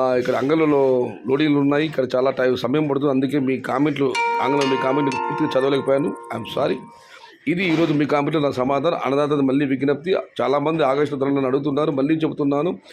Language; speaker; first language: Telugu; non-native, local second language; Kannada